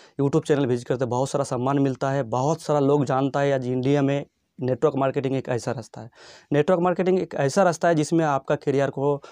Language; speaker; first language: Hindi; non-native, local second language; Bangla